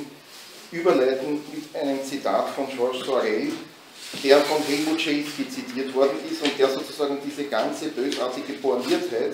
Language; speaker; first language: German; native; German